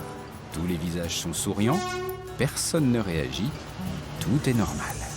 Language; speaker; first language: French; native; French